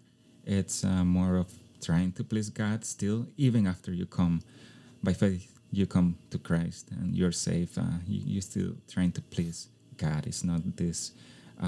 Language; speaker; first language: English; non-native, fluent; Spanish